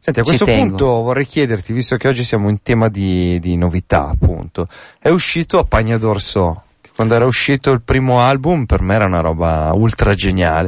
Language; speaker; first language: Italian; native; Italian